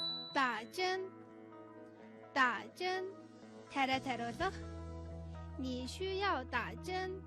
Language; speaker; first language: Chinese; non-native, fluent; Mongolian